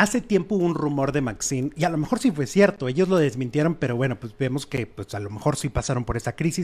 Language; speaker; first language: Spanish; native; Spanish